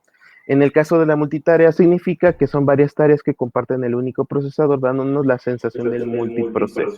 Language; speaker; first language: Spanish; native; Spanish